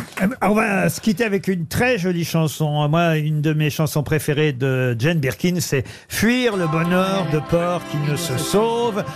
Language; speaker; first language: French; native; French